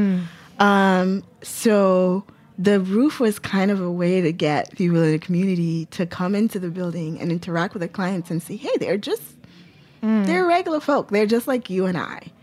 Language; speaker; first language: English; non-native, local second language; Yoruba